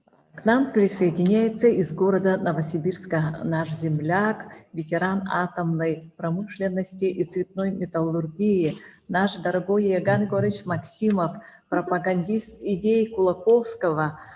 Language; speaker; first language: Russian; native; Russian